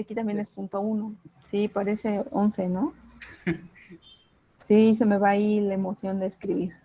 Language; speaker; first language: Spanish; native; Spanish